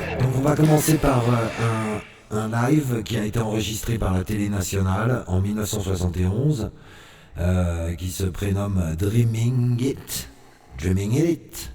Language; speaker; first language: French; native; French